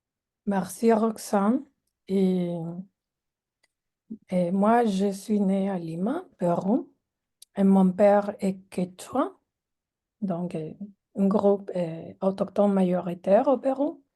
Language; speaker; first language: French; non-native, fluent; Spanish